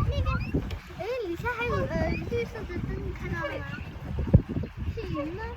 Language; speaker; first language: Chinese; early bilingual, heritage; Chinese